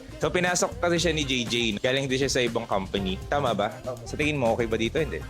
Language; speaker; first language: Filipino; native; Filipino